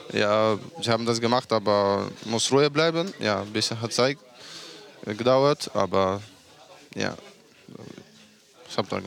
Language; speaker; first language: German; non-native, learner; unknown